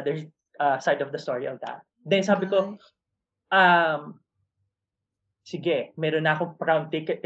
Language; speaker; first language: English; non-native, local second language; Filipino